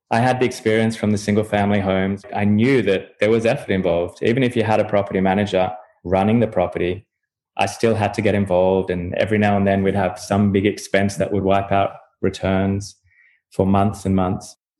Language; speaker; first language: English; native; English